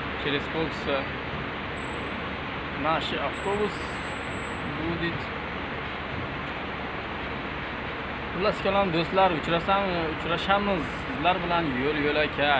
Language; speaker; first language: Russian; non-native, learner; Uzbek